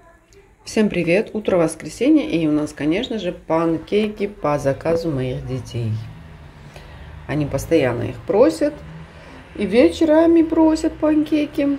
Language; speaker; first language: Russian; native; Russian